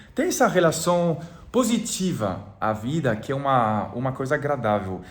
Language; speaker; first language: Portuguese; non-native, fluent; French